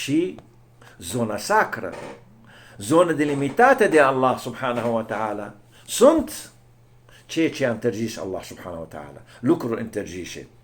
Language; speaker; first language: Romanian; non-native, fluent; Arabic